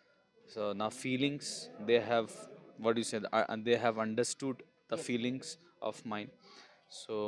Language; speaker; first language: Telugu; non-native, local second language; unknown